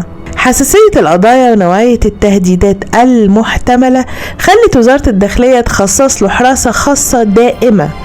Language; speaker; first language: Arabic; native; Arabic